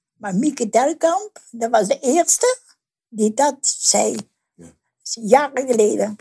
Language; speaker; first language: Dutch; native; Dutch